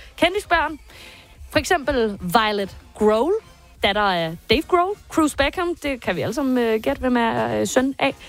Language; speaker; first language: Danish; native; Danish